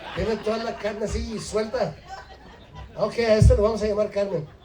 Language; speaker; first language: Spanish; early bilingual, heritage; Spanish